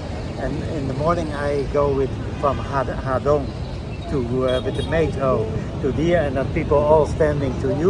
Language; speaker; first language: English; non-native, learner; Dutch